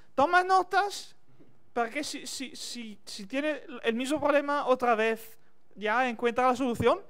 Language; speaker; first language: Spanish; non-native, fluent; Italian